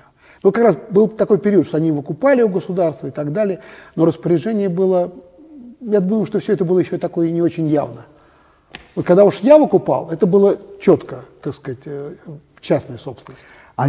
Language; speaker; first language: Russian; native; Russian